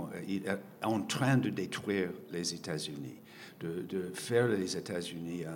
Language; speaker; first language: French; non-native, fluent; English